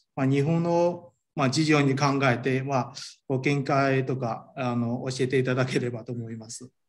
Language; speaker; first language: Japanese; non-native, fluent; Chinese